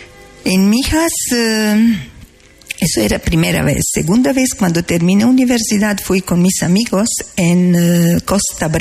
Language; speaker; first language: Spanish; non-native, learner; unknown